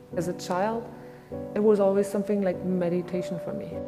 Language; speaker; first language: English; non-native, fluent; German